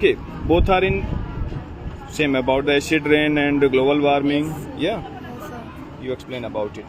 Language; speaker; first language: English; non-native, local second language; Hindi